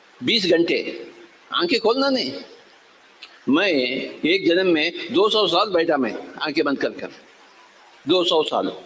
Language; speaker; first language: Hindi; non-native, local second language; Telugu